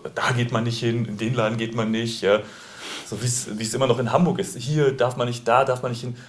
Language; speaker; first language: German; native; German